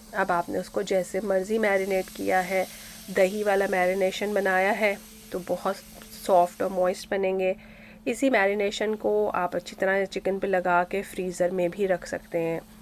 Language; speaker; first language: Urdu; native; Urdu